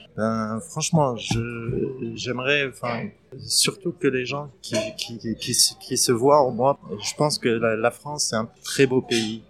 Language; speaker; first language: French; non-native, fluent; Arabic